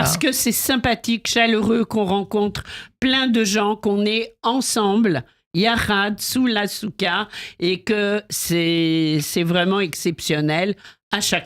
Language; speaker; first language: French; native; French